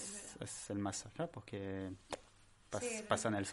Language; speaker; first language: Spanish; non-native, learner; French